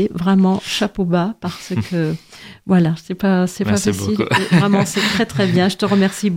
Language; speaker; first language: French; native; French